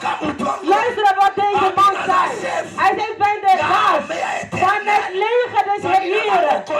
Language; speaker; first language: Dutch; non-native, fluent; Lingala